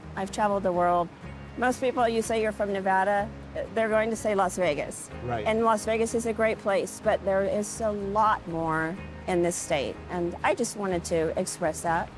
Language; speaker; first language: English; native; English